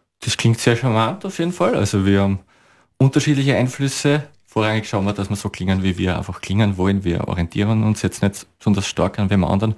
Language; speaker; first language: German; native; German